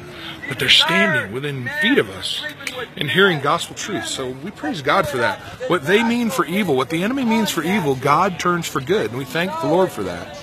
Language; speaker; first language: English; native; English